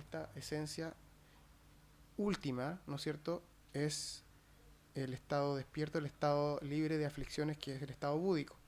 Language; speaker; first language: Spanish; native; Spanish